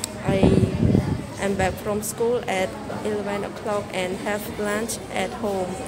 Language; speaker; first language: English; non-native, learner; Khmer